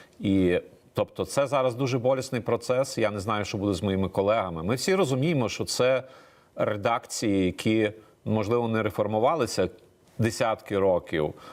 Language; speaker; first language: Ukrainian; native; Ukrainian